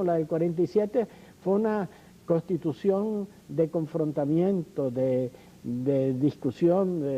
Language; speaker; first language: Spanish; native; Spanish